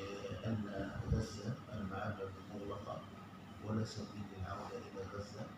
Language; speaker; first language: Arabic; native; Arabic